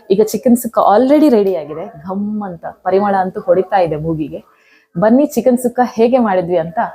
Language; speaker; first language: Kannada; non-native, local second language; Tulu